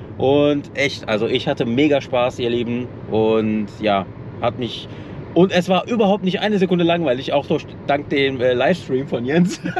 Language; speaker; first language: German; early bilingual, other home language; Turkish